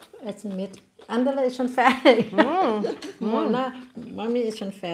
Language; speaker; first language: German; non-native, learner; Thai